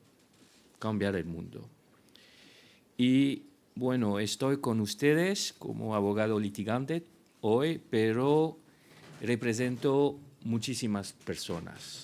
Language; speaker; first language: Spanish; non-native, fluent; French